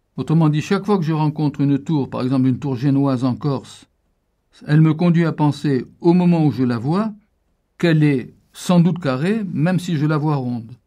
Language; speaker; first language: French; native; French